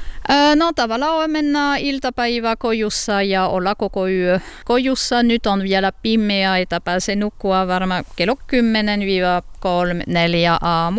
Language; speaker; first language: Finnish; non-native, learner; French